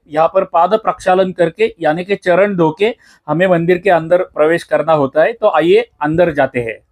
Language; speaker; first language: Hindi; non-native, local second language; Marathi